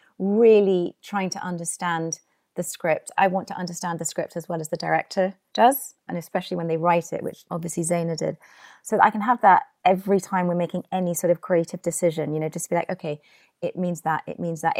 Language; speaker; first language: English; native; English